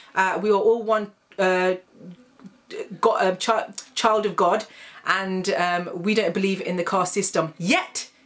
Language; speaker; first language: English; native; English